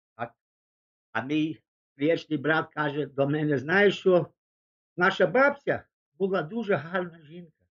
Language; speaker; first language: Ukrainian; early bilingual, heritage; Ukrainian